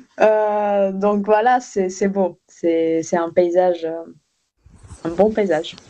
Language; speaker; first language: French; non-native, fluent; Bulgarian